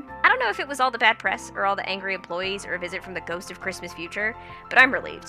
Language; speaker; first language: English; native; English